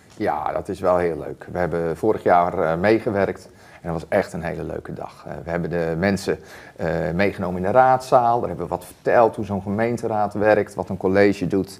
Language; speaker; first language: Dutch; native; Dutch